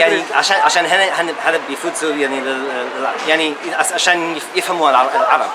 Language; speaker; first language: Arabic; non-native, learner; English